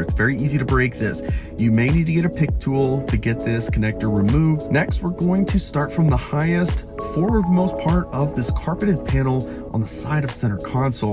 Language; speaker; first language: English; native; English